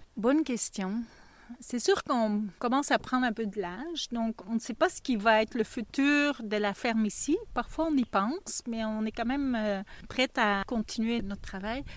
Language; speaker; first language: French; native; French